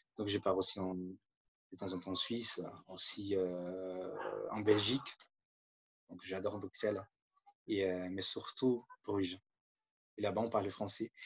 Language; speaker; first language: French; non-native, fluent; Portuguese